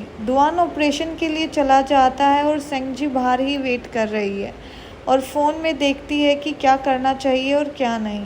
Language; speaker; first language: Hindi; native; Hindi